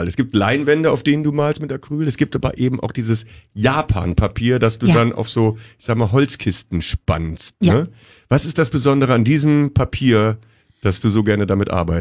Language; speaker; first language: German; native; German